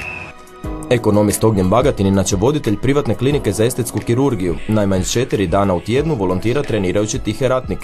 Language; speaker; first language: Croatian; native; Croatian